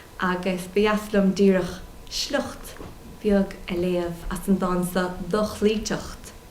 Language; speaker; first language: Irish; non-native, local second language; English